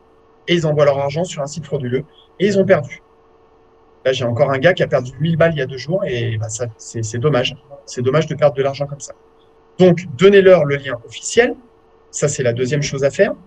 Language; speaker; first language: French; native; French